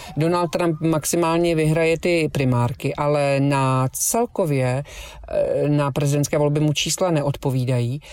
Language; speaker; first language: Czech; native; Czech